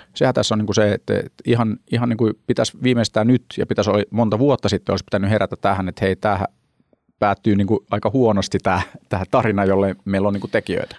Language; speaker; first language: Finnish; native; Finnish